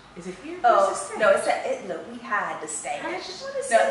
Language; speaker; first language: English; native; English